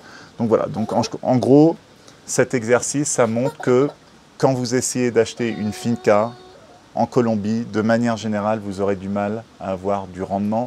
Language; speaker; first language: French; native; French